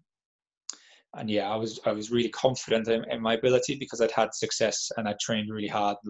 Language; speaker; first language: English; native; English